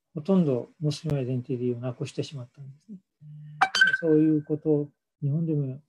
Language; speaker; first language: Japanese; non-native, fluent; Urdu